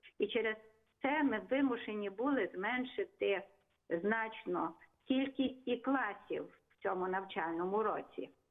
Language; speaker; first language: Ukrainian; non-native, local second language; Hungarian